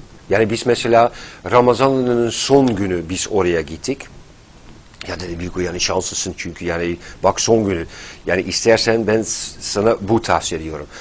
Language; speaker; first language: Turkish; non-native, fluent; Dutch